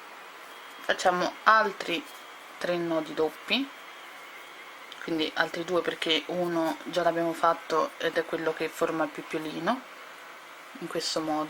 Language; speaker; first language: Italian; native; Italian